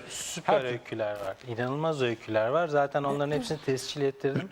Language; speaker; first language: Turkish; native; Turkish